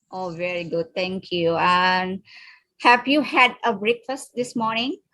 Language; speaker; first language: English; non-native, fluent; Indonesian